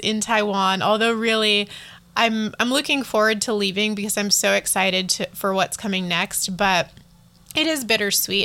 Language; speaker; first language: English; native; English